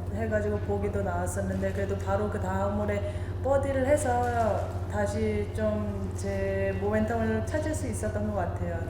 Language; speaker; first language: Korean; early bilingual, heritage; Korean